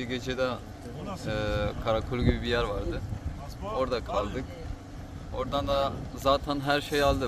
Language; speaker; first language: Turkish; non-native, learner; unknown